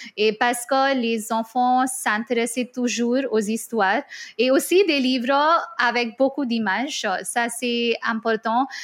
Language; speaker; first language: French; non-native, fluent; Hindi